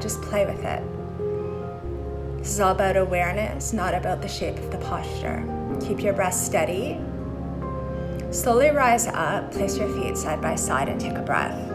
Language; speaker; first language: English; native; English